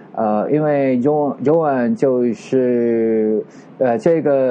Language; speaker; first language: Chinese; non-native, learner; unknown